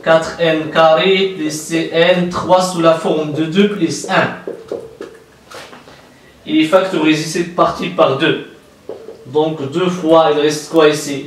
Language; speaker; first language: French; non-native, local second language; Arabic